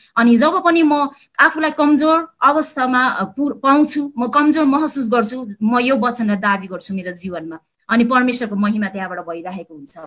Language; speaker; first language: Nepali; native; Nepali